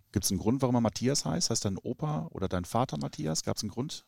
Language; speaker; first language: German; native; German